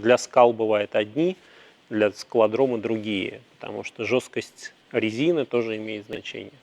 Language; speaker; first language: Russian; native; Russian